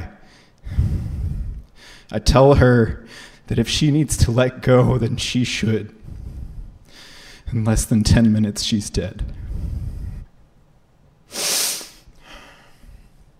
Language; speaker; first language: English; native; English